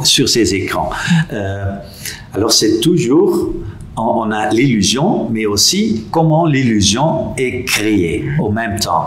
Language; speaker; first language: French; non-native, local second language; Dutch